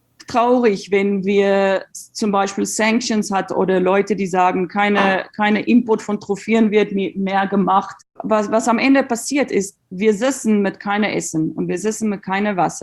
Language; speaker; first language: German; non-native, learner; Afrikaans